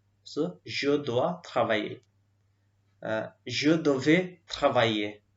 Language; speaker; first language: French; non-native, learner; Hindi